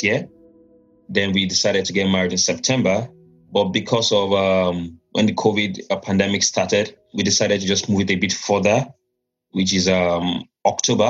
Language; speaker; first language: English; non-native, local second language; Yoruba